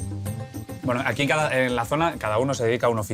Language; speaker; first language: Spanish; native; Spanish